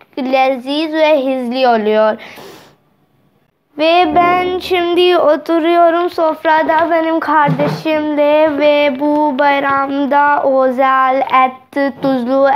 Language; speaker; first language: Turkish; non-native, learner; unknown